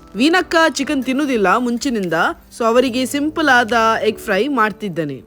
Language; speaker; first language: Kannada; non-native, local second language; Tulu